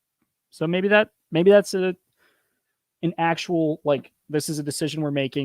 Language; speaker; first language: English; native; English